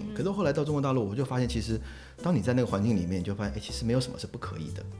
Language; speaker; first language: Chinese; native; Chinese